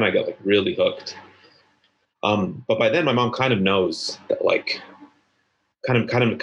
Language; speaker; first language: English; native; English